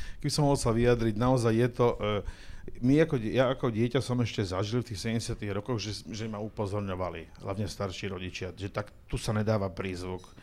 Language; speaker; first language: Slovak; non-native, local second language; Croatian